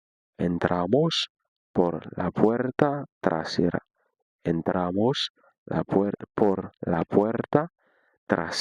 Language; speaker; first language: Spanish; non-native, fluent; Haitian Creole